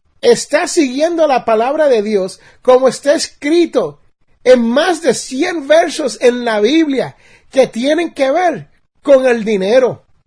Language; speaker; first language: Spanish; native; Spanish